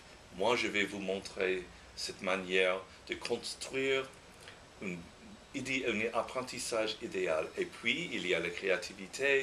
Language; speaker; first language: French; non-native, fluent; English